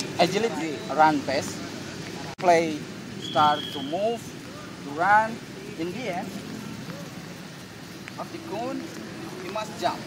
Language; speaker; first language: English; non-native, learner; Indonesian